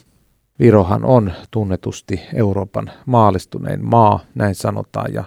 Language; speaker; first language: Finnish; native; Finnish